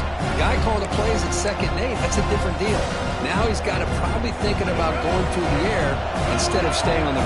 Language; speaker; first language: English; native; English